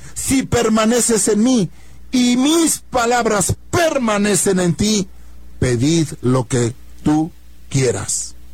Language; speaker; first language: Spanish; native; Spanish